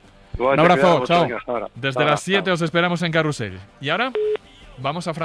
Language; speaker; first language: Spanish; native; Spanish